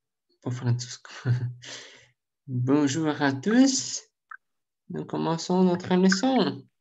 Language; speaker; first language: French; non-native, learner; Russian